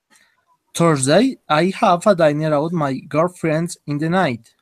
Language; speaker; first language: English; non-native, learner; Spanish